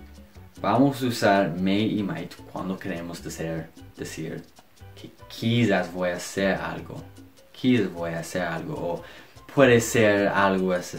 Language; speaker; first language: Spanish; non-native, fluent; English